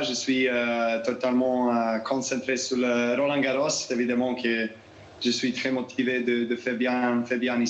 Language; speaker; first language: French; non-native, learner; Serbian